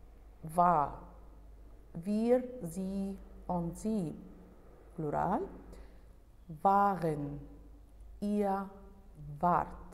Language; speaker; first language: German; non-native, fluent; Arabic